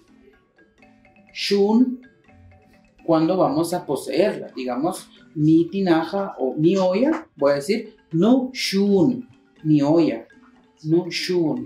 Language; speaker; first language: Spanish; non-native, local second language; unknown